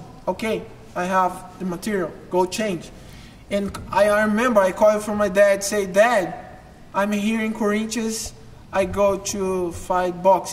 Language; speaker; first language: English; non-native, learner; Portuguese